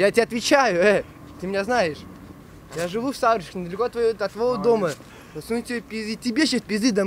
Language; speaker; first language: Russian; native; Russian